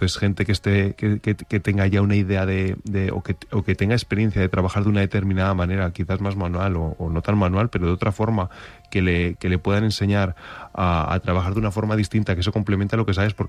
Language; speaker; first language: Spanish; native; Spanish